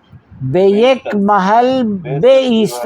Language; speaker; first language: Persian; non-native, fluent; Urdu